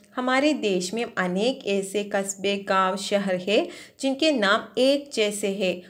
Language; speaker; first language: Hindi; non-native, local second language; Malayalam